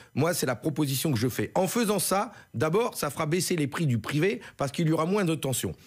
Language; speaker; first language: French; native; French